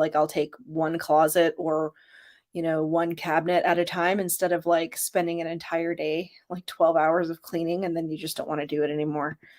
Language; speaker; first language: English; native; English